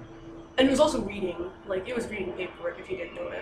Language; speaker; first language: English; native; English